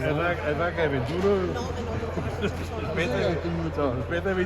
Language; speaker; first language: Italian; native; Italian